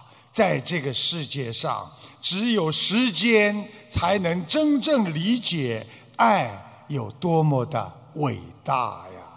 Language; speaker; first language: Chinese; native; Chinese